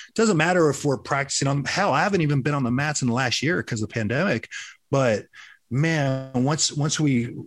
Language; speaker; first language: English; early bilingual, other home language; Filipino